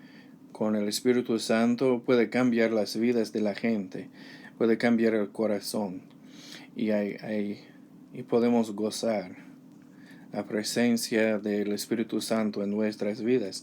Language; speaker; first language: Spanish; non-native, learner; English